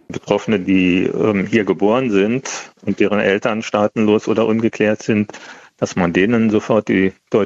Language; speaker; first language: German; native; German